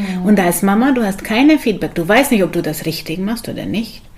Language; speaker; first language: German; non-native, fluent; Hungarian